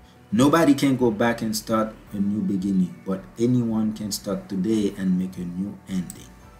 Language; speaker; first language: English; non-native, learner; Haitian Creole